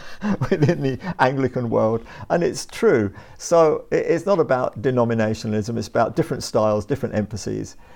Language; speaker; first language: English; native; English